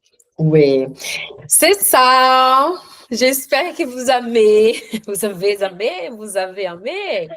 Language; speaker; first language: French; non-native, learner; Portuguese